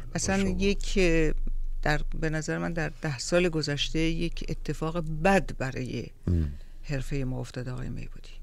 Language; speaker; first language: Persian; native; Persian